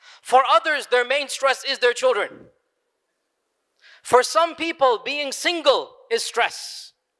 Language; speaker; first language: English; early bilingual, other home language; Urdu